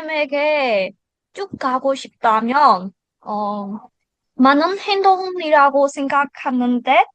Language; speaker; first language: Korean; non-native, learner; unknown